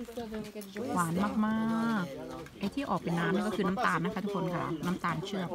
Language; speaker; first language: Italian; non-native, learner; Thai